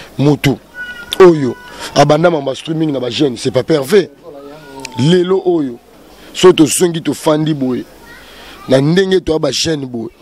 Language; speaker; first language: Lingala; native; Lingala